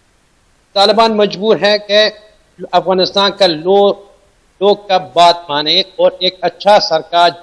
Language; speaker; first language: Hindi; non-native, fluent; Persian